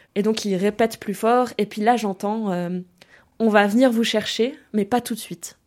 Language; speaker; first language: French; early bilingual, other home language; German